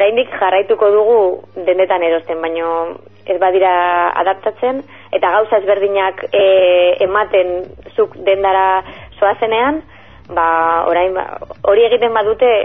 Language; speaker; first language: Basque; non-native, local second language; Spanish